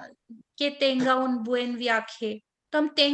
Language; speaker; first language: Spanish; non-native, fluent; Hindi